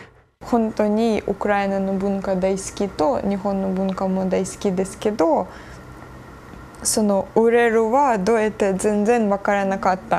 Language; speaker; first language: Japanese; non-native, learner; Ukrainian